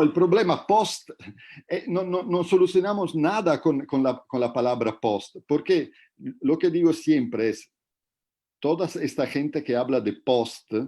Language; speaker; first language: Spanish; non-native, fluent; Italian